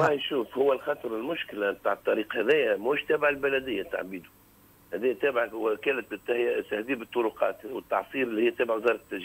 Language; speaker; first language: Arabic; native; Arabic